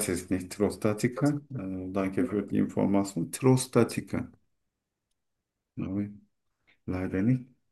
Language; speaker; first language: German; non-native, learner; Turkish